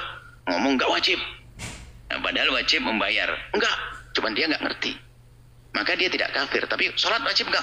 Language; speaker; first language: Indonesian; native; Indonesian